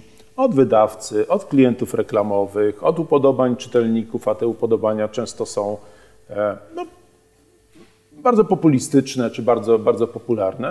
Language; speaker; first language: Polish; native; Polish